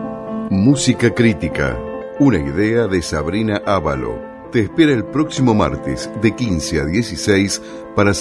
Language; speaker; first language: Spanish; native; Spanish